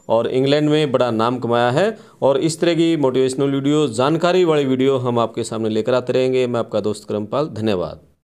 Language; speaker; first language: Hindi; native; Hindi